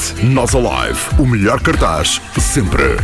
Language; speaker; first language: Portuguese; native; Portuguese